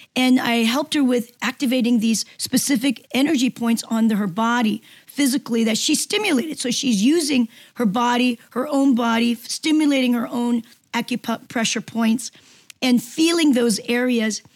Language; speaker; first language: English; non-native, fluent; Korean